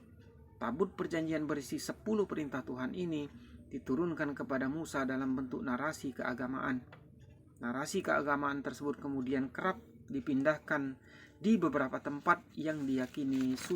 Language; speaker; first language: Indonesian; native; Indonesian